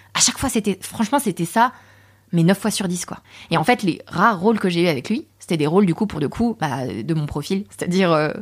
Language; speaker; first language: French; native; French